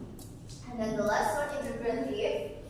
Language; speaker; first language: English; non-native, learner; Indonesian